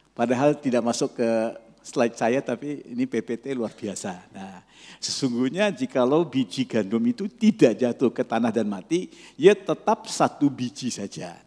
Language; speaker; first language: Indonesian; non-native, fluent; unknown